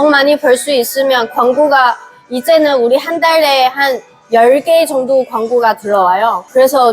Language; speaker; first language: Korean; non-native, fluent; Chinese